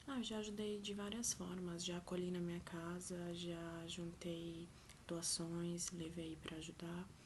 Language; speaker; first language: Portuguese; early bilingual, other home language; Arabic